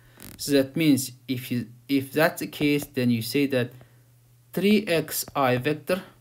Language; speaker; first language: English; non-native, fluent; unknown